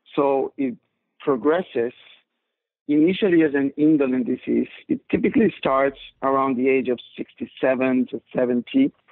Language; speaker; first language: English; non-native, fluent; Spanish